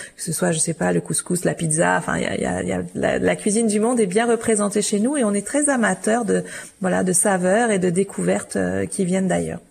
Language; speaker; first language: French; native; French